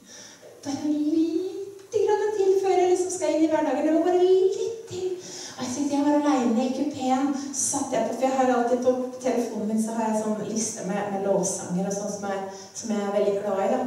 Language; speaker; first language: Norwegian; native; Norwegian